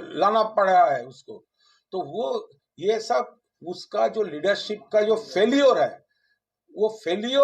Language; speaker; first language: Hindi; non-native, local second language; Bangla